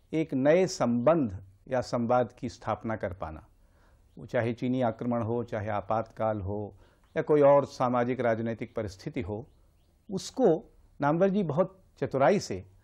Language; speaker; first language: Hindi; native; Hindi